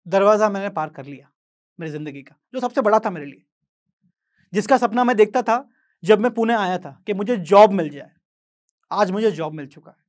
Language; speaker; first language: Hindi; non-native, local second language; Odia